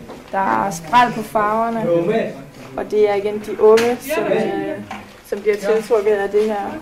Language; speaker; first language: Danish; native; Danish